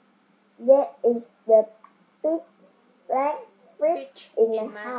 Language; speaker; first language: English; non-native, learner; Vietnamese